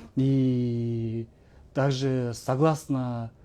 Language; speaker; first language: Russian; non-native, local second language; Kazakh